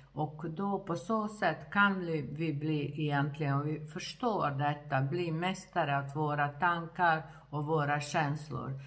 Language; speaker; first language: Swedish; non-native, fluent; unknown